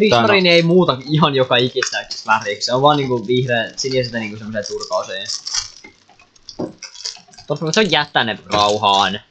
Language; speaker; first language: Finnish; native; Finnish